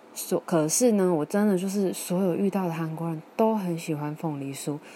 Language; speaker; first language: Chinese; non-native, local second language; Min Nan Chinese